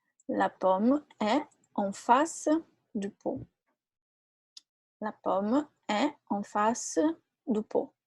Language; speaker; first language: French; non-native, fluent; Portuguese